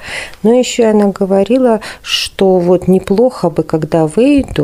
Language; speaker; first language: Russian; native; Russian